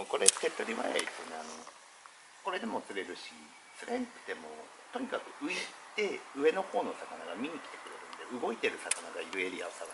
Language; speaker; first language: Japanese; native; Japanese